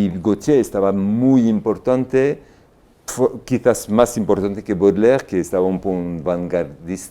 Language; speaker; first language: Spanish; non-native, fluent; French